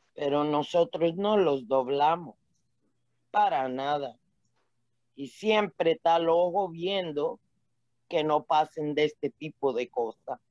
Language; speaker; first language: Spanish; early bilingual, heritage; Spanish